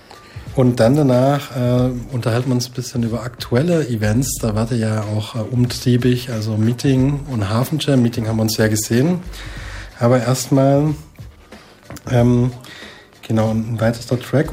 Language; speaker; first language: German; native; German